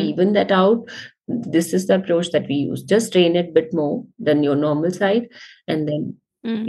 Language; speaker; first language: English; non-native, local second language; Hindi